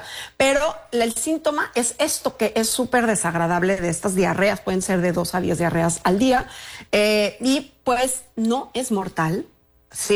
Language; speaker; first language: Spanish; native; Spanish